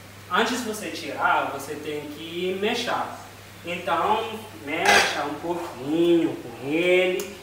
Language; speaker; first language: Portuguese; non-native, learner; Xhosa